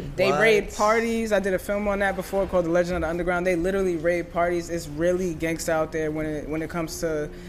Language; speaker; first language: English; early bilingual, other home language; Yoruba